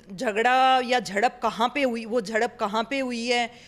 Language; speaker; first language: Hindi; native; Hindi